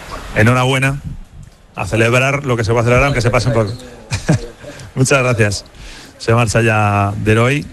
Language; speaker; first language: Spanish; native; Spanish